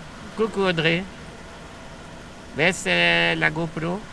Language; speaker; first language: French; native; French